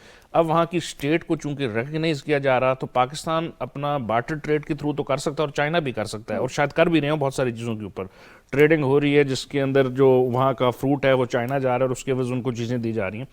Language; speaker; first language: Urdu; native; Urdu